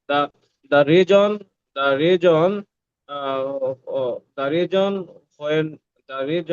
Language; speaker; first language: English; non-native, learner; Bangla